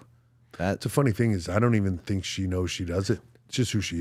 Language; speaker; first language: English; native; English